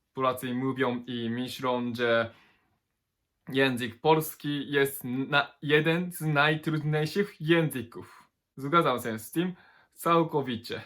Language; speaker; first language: Polish; non-native, learner; Japanese